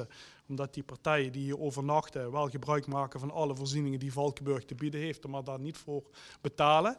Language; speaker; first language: Dutch; native; Dutch